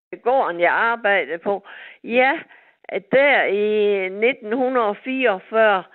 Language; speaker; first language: Danish; native; Danish